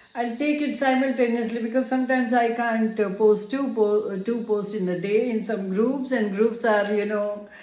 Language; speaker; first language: English; non-native, local second language; Gujarati